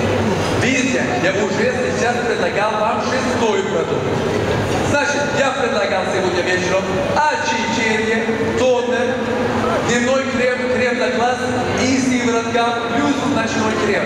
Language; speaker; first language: Russian; non-native, fluent; Swedish